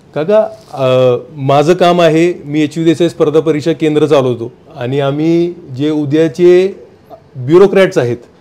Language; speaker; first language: Marathi; native; Marathi